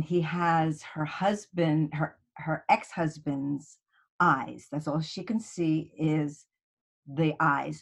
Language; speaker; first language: English; native; English